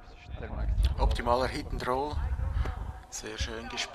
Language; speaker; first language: German; native; German